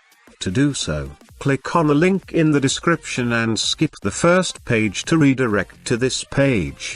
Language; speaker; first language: English; non-native, fluent; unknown